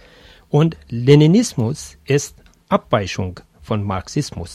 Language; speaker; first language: German; non-native, fluent; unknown